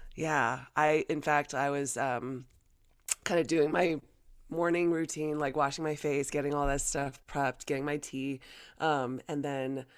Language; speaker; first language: English; early bilingual, other home language; Chinese